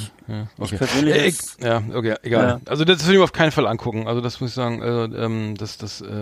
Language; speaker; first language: German; native; German